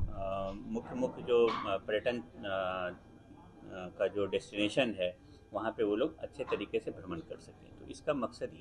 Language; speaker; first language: Hindi; native; Hindi